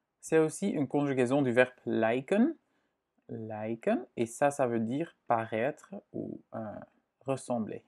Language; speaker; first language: French; non-native, fluent; Dutch